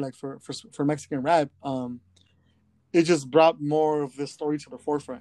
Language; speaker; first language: English; early bilingual, other home language; Spanish